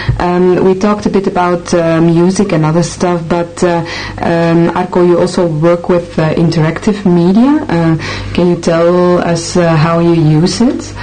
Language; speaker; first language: English; non-native, fluent; Dutch